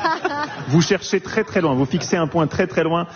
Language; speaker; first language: French; native; French